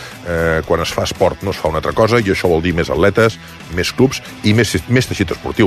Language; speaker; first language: Catalan; native; Catalan